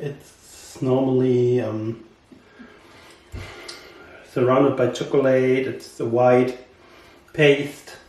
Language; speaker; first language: English; non-native, learner; German